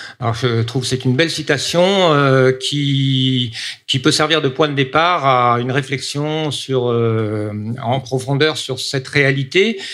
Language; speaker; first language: French; native; French